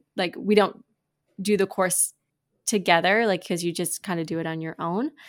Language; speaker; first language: English; native; English